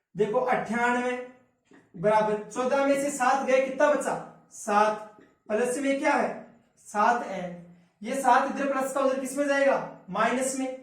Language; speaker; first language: Hindi; native; Hindi